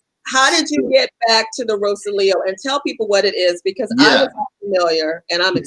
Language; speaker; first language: English; native; English